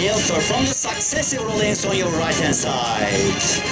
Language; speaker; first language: English; non-native, fluent; Turkish